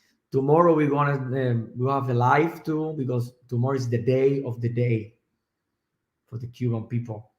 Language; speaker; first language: English; non-native, learner; Spanish